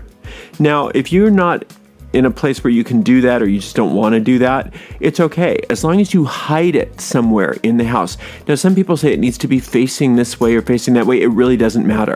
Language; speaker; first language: English; native; English